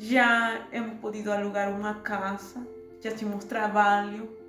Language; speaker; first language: Portuguese; non-native, learner; Spanish